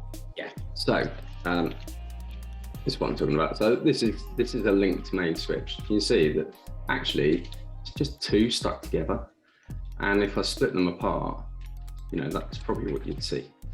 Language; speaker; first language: English; native; English